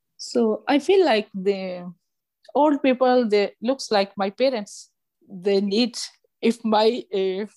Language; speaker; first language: English; non-native, local second language; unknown